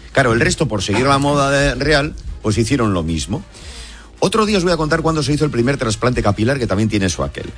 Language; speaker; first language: Spanish; native; Spanish